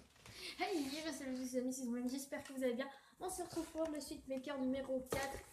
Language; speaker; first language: French; native; French